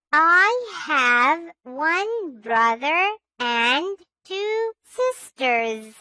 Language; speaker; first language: English; non-native, learner; Urdu